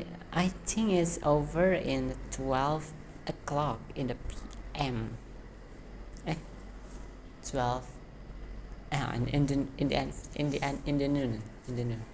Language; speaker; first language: English; non-native, learner; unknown